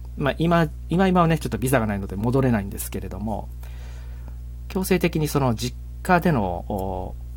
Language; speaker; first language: Japanese; native; Japanese